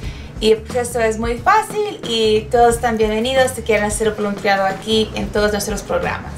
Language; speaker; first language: Spanish; non-native, fluent; English